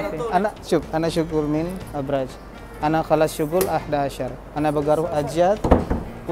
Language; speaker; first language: Arabic; non-native, learner; Indonesian